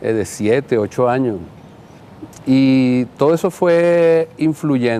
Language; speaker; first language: Spanish; native; Spanish